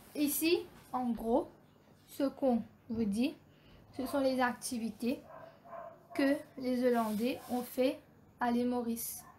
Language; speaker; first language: French; non-native, local second language; Morisyen